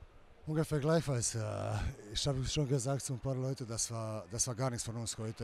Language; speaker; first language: German; non-native, learner; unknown